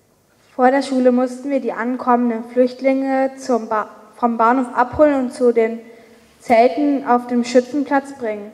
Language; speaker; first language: German; native; German